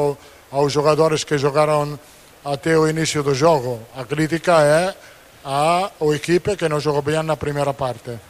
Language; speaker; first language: Portuguese; non-native, learner; Italian